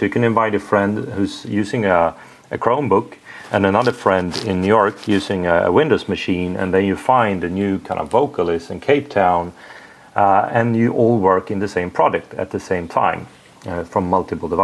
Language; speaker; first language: English; non-native, fluent; Swedish